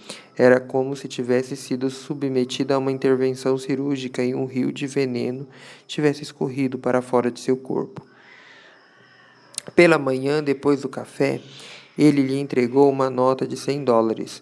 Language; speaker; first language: Portuguese; native; Portuguese